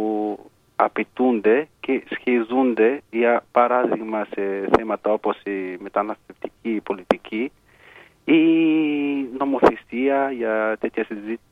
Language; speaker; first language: Greek; non-native, fluent; Arabic